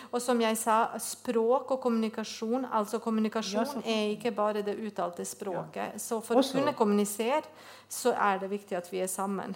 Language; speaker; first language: Norwegian; non-native, fluent; Bosnian